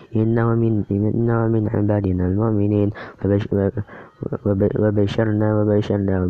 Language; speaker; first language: Arabic; non-native, learner; Indonesian